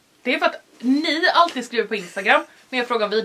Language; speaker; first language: Swedish; native; Swedish